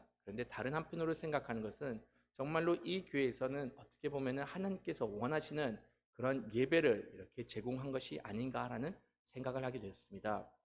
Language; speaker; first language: Korean; native; Korean